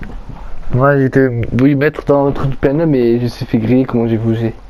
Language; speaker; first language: French; native; French